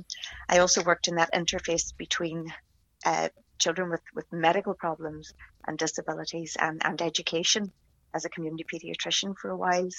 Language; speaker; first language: English; native; English